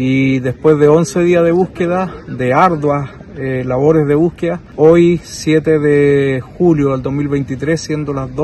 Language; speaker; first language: Spanish; native; Spanish